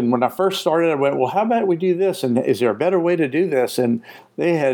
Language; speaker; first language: English; native; English